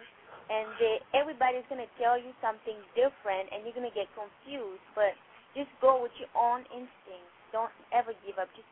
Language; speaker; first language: English; non-native, fluent; French